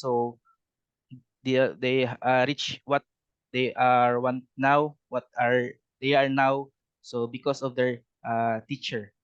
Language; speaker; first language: English; non-native, learner; Cebuano